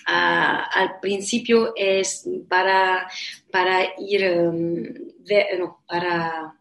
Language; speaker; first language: Spanish; non-native, learner; French